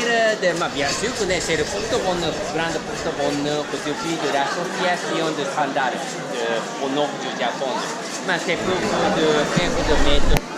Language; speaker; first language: French; non-native, learner; Japanese